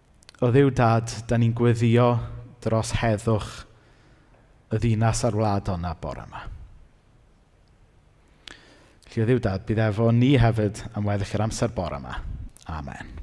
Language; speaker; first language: Welsh; native; Welsh